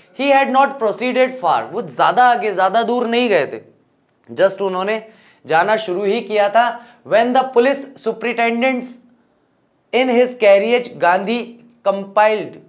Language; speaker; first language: Hindi; native; Hindi